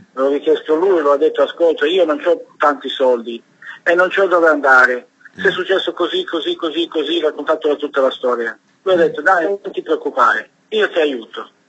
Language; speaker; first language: Italian; non-native, learner; Serbian